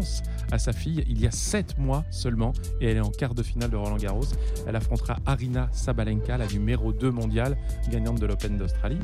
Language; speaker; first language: French; native; French